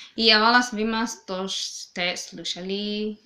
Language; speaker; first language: Serbian; non-native, learner; Swahili